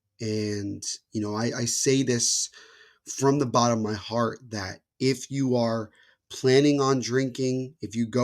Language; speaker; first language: English; native; English